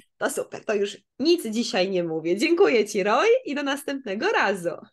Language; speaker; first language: Polish; native; Polish